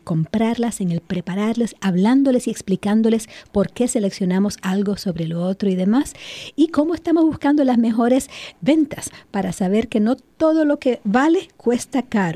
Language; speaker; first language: Spanish; native; Spanish